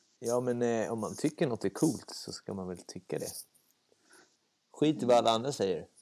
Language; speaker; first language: Swedish; native; Swedish